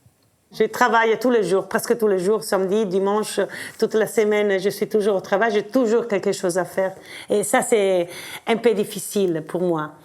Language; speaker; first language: French; non-native, fluent; Italian